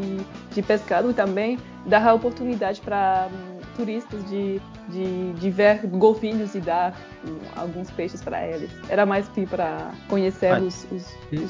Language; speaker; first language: Portuguese; non-native, fluent; French